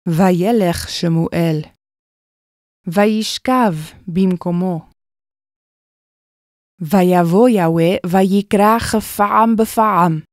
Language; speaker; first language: Hebrew; non-native, fluent; English